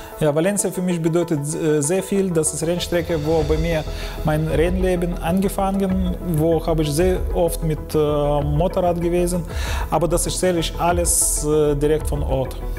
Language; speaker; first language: German; non-native, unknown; Ukrainian